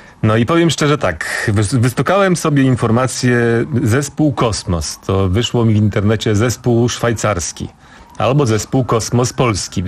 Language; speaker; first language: Polish; native; Polish